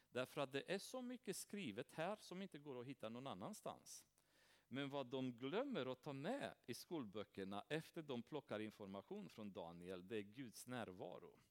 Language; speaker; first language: Swedish; non-native, fluent; Romanian